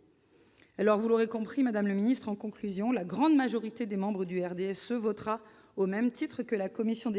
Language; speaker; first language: French; native; French